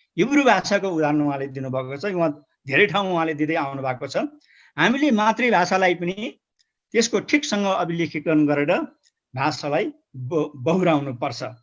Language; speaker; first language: Nepali; non-native, local second language; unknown